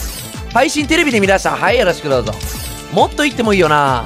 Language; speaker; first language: Japanese; native; Japanese